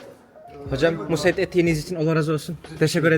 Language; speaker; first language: Turkish; non-native, fluent; Indonesian